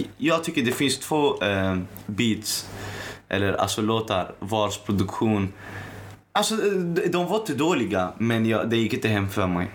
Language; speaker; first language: Swedish; early bilingual, other home language; Arabic